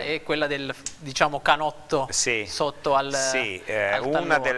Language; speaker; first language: Italian; native; Italian